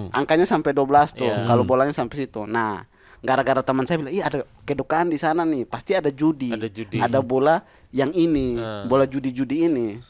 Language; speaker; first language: Indonesian; native; Indonesian